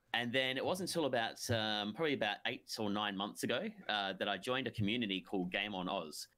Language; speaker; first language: English; native; English